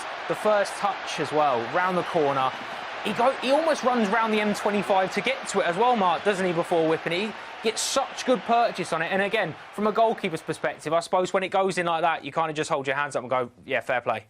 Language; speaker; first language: English; native; English